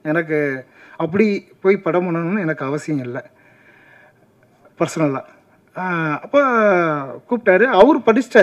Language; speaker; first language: Tamil; native; Tamil